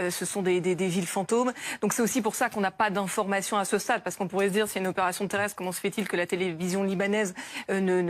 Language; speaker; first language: French; native; French